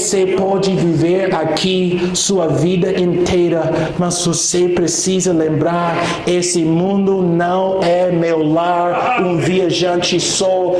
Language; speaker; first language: Portuguese; non-native, fluent; English